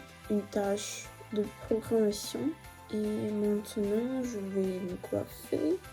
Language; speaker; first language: French; non-native, fluent; Russian